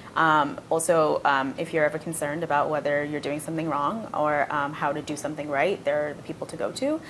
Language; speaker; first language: English; non-native, local second language; Bangla